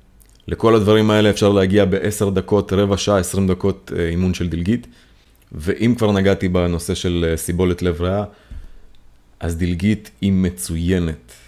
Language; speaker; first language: Hebrew; native; Hebrew